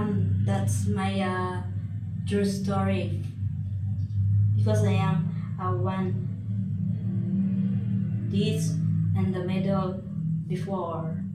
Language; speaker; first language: English; non-native, local second language; Filipino